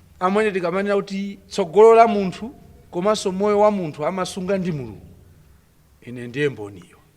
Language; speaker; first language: Nyanja; non-native, local second language; Tumbuka